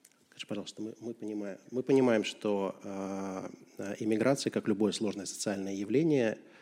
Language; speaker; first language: Russian; native; Russian